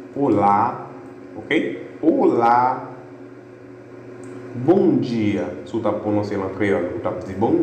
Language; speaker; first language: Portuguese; non-native, fluent; Haitian Creole